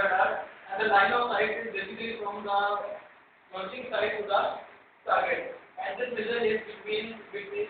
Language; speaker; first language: English; non-native, learner; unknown